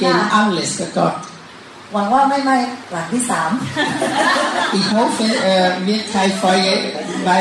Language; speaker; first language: German; non-native, learner; Thai